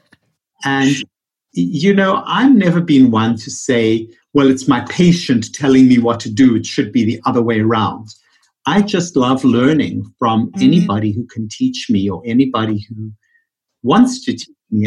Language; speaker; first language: English; native; English